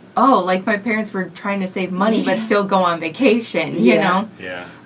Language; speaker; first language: English; native; English